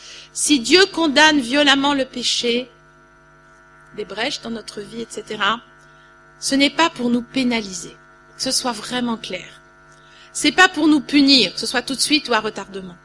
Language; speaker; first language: French; native; French